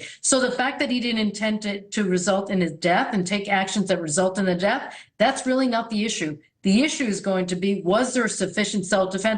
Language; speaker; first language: English; native; English